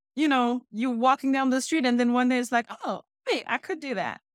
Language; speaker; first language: English; non-native, fluent; French